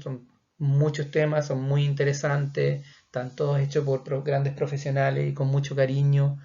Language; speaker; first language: Spanish; native; Spanish